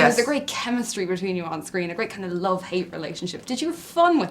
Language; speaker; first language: English; native; English